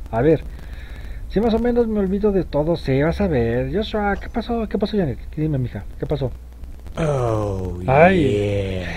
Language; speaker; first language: Spanish; native; Spanish